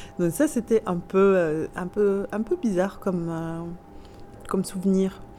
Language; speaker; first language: French; non-native, local second language; Arabic